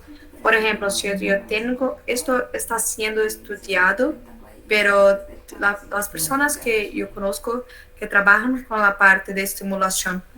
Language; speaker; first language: Spanish; non-native, learner; Portuguese